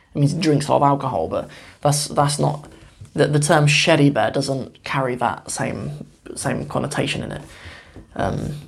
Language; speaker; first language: English; native; English